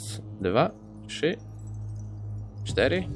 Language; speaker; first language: Polish; native; Polish